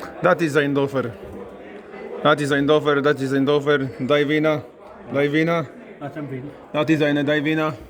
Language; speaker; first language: Dutch; non-native, learner; Polish